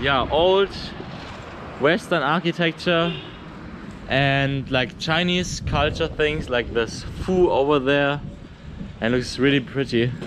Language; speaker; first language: English; non-native, fluent; German